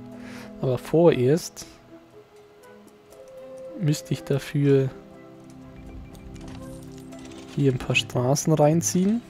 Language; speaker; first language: German; native; German